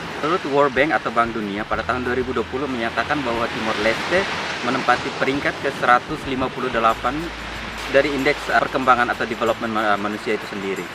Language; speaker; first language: Indonesian; non-native, local second language; Tetum